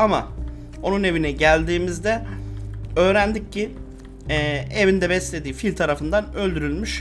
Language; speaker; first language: Turkish; native; Turkish